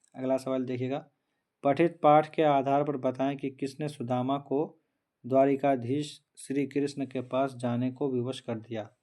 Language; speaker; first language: Hindi; native; Hindi